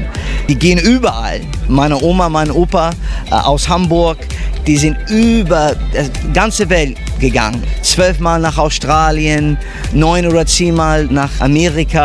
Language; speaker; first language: German; early bilingual, heritage; English